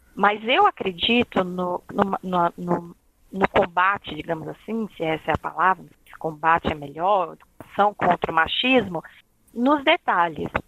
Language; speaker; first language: Portuguese; native; Portuguese